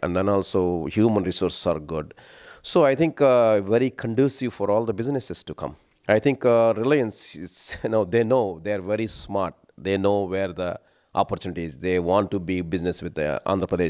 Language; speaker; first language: English; non-native, local second language; Telugu